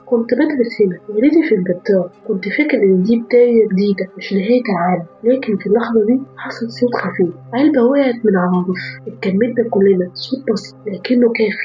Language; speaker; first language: Arabic; native; Arabic